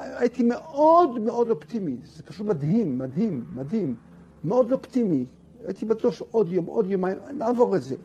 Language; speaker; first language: Hebrew; native; Hebrew